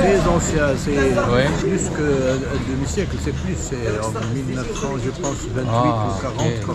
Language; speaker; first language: French; non-native, local second language; Arabic